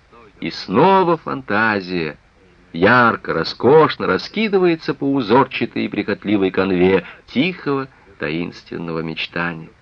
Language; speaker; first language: Russian; native; Russian